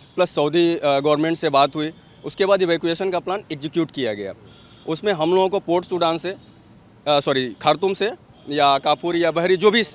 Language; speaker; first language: Hindi; native; Hindi